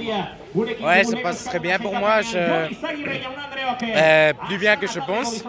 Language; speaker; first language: French; non-native, local second language; German